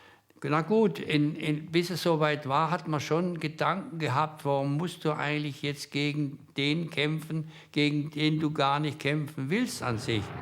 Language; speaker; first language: German; native; German